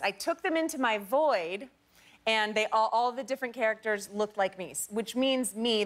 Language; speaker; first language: English; native; English